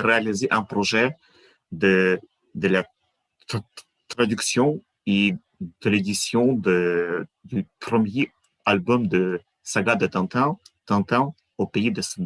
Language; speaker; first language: French; non-native, fluent; Ukrainian